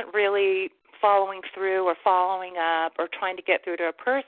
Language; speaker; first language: English; native; English